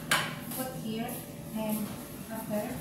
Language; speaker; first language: English; non-native, learner; Filipino